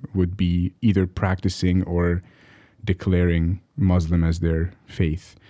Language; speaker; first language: English; early bilingual, other home language; Arabic